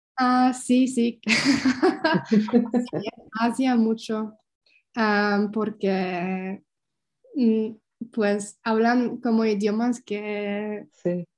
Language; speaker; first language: Spanish; non-native, learner; Polish